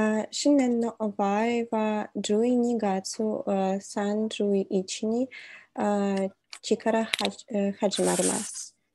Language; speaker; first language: Japanese; non-native, learner; Russian